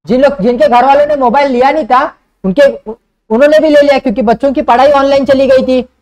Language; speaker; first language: Hindi; non-native, local second language; Marathi